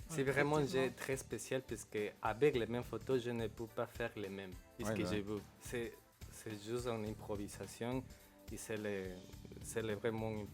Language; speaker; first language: French; non-native, local second language; Spanish